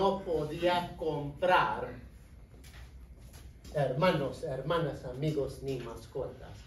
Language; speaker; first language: Spanish; non-native, fluent; English